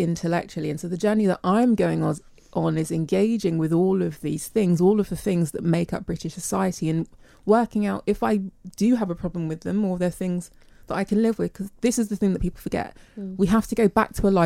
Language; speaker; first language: English; native; English